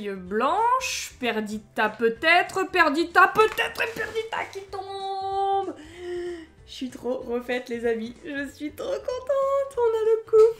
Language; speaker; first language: French; native; French